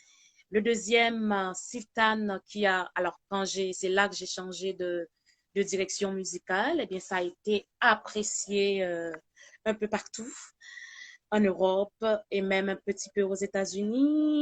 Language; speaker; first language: French; non-native, local second language; Haitian Creole